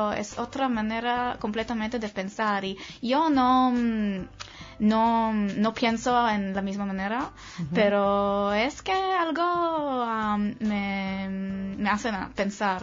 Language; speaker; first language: Spanish; non-native, fluent; Hebrew